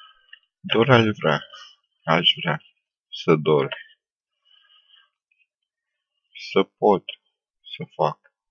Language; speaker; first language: Romanian; native; Romanian